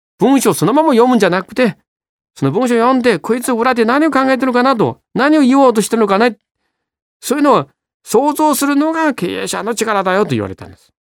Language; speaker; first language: Japanese; non-native, fluent; Chinese